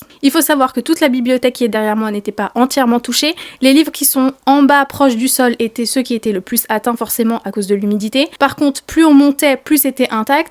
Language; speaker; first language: French; native; French